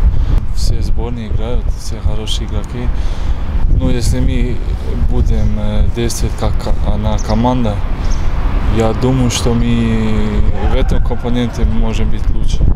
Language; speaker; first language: Russian; non-native, fluent; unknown